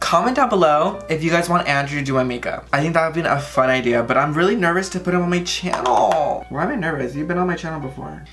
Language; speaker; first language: English; early bilingual, other home language; Spanish